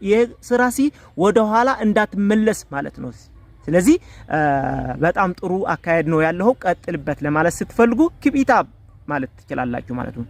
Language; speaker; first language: Amharic; non-native, local second language; Tigrinya